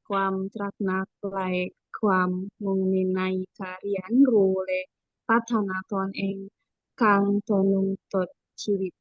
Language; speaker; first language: Thai; non-native, learner; Indonesian